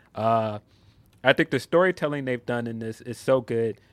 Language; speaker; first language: English; native; English